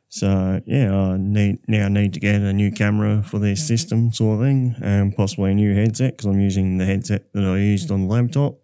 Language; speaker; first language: English; native; English